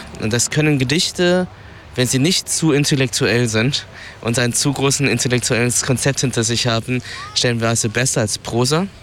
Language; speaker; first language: German; early bilingual, other home language; Vietnamese